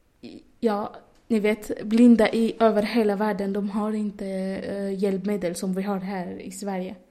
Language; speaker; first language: Swedish; non-native, learner; Arabic